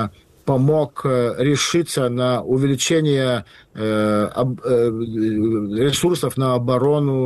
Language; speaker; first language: Russian; non-native, fluent; Lithuanian